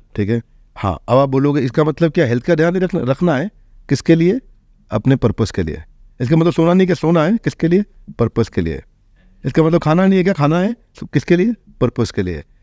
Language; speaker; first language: Hindi; native; Hindi